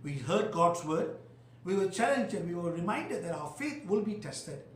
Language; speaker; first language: English; non-native, local second language; Tamil